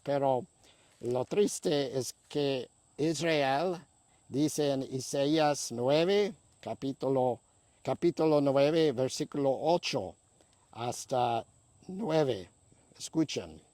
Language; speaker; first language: Spanish; non-native, fluent; English